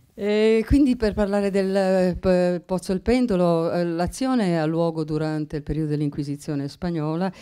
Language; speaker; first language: Italian; native; Italian